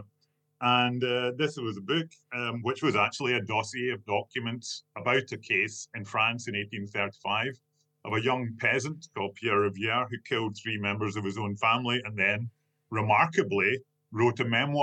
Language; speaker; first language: English; native; English